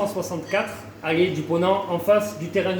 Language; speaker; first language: French; native; French